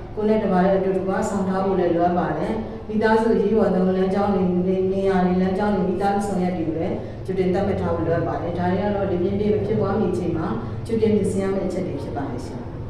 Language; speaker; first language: Burmese; native; Burmese